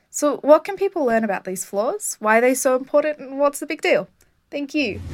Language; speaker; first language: English; native; English